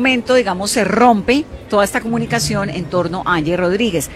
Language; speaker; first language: Spanish; native; Spanish